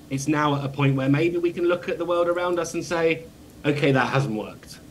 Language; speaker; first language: English; native; English